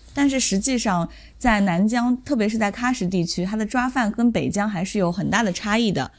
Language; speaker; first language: Chinese; native; Chinese